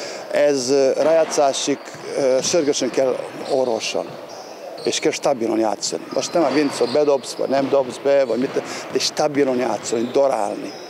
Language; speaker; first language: Hungarian; non-native, fluent; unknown